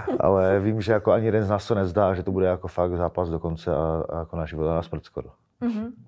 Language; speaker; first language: Czech; native; Czech